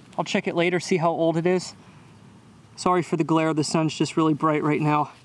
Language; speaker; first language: English; native; English